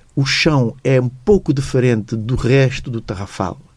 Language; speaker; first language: Portuguese; non-native, local second language; Kabuverdianu